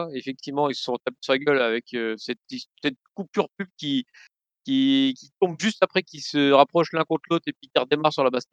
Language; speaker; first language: French; native; French